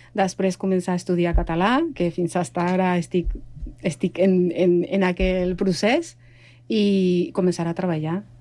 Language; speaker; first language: Catalan; non-native, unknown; Spanish